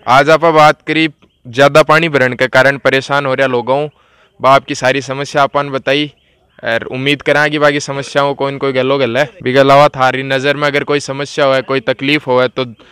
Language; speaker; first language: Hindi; native; Hindi